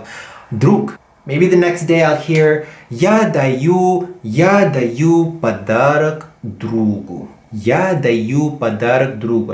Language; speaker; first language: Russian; non-native, fluent; English